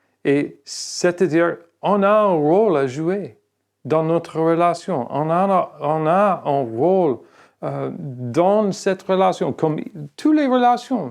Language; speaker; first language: French; non-native, fluent; English